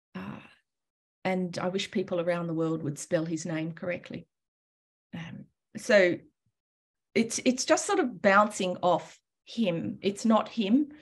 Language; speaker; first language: English; native; English